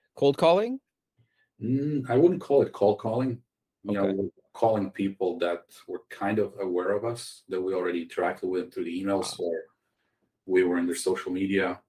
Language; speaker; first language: English; non-native, fluent; Croatian